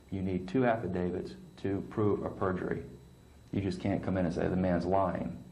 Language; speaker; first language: English; native; English